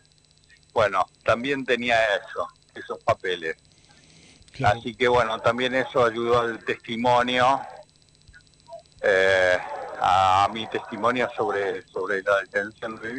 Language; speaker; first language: Spanish; native; Spanish